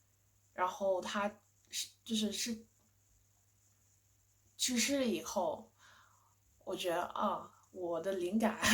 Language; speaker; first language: Chinese; non-native, fluent; English